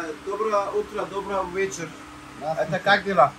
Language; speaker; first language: Russian; non-native, learner; Turkish